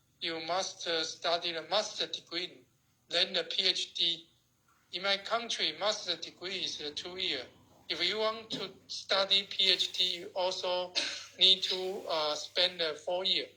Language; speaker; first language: English; non-native, learner; Chinese